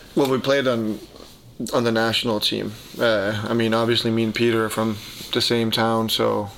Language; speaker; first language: English; early bilingual, heritage; Danish